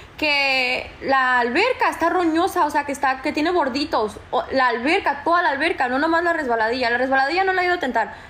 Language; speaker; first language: Spanish; early bilingual, heritage; Spanish